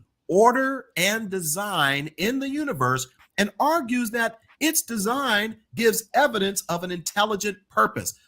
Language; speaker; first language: English; native; English